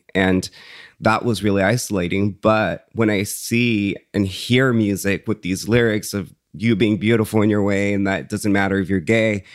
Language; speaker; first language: English; early bilingual, other home language; Spanish